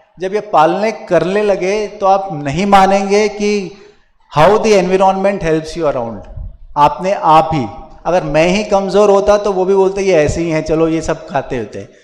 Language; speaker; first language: Hindi; non-native, local second language; Kannada